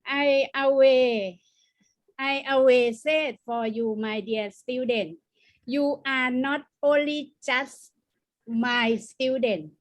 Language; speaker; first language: English; non-native, learner; Thai